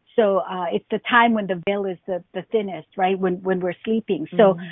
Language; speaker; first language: English; native; English